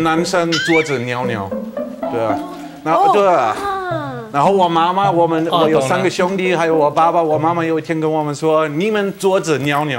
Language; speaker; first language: Chinese; non-native, fluent; German